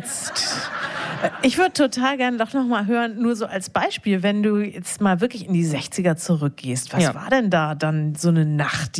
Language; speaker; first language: German; native; German